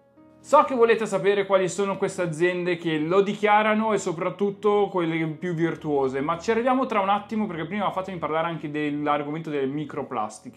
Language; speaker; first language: Italian; native; Italian